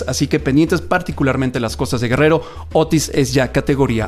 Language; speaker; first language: Spanish; native; Spanish